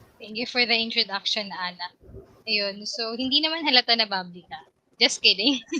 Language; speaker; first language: Filipino; native; Filipino